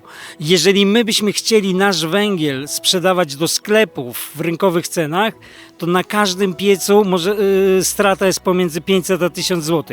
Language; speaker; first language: Polish; native; Polish